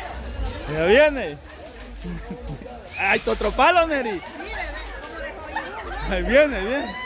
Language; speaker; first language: Spanish; native; Spanish